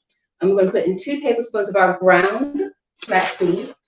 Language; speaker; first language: English; native; English